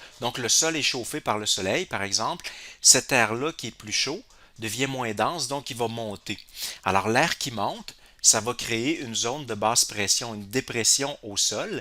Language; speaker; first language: French; native; French